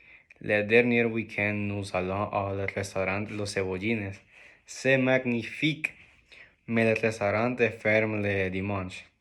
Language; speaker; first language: French; non-native, learner; Spanish